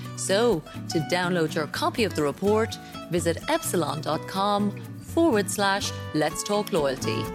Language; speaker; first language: English; native; English